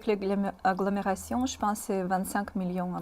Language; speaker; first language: French; non-native, fluent; Russian